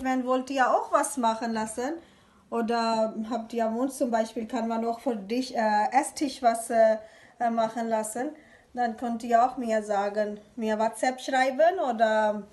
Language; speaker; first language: German; non-native, learner; Urdu